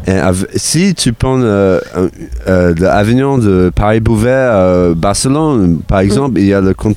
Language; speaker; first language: French; non-native, learner; English